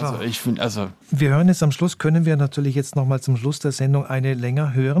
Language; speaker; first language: German; native; German